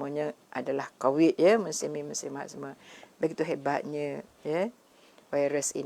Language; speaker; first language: Malay; native; Malay